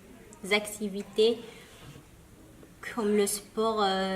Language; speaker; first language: French; early bilingual, other home language; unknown